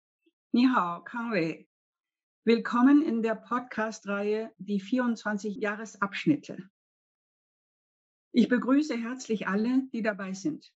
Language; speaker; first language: German; non-native, fluent; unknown